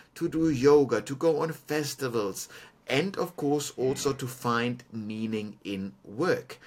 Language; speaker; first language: English; non-native, fluent; German